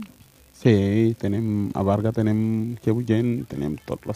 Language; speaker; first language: Catalan; non-native, fluent; Mandingo